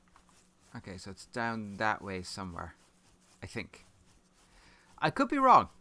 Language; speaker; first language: English; native; English